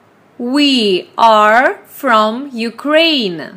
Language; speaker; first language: English; non-native, fluent; Russian